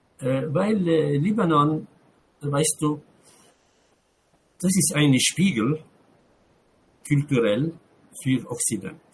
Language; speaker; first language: German; non-native, fluent; Arabic